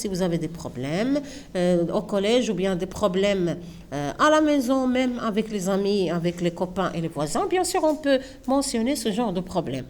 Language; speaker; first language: French; non-native, local second language; Arabic